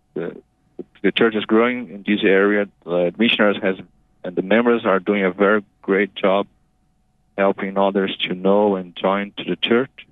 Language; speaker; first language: English; non-native, fluent; Portuguese